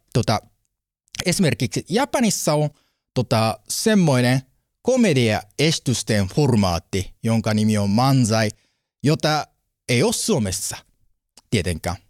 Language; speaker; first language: Finnish; non-native, learner; Japanese